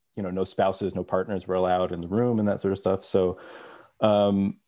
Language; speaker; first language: English; native; English